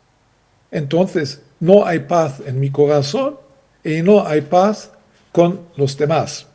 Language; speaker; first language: Spanish; non-native, fluent; German